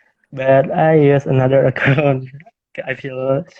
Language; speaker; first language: English; non-native, learner; Indonesian